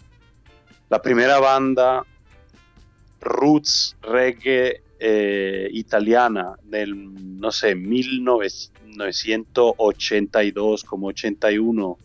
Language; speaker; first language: Spanish; non-native, learner; Italian